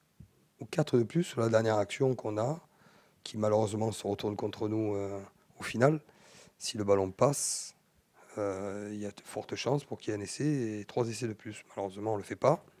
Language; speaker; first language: French; native; French